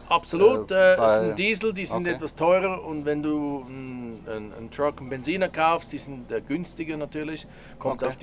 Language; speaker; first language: German; native; German